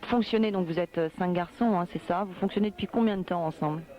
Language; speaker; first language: French; native; French